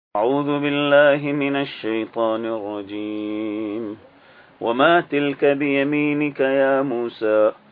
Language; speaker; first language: Urdu; native; Urdu